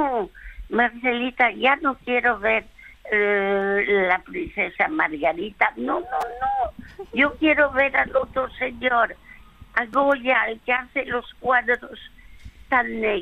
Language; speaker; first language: Spanish; early bilingual, other home language; French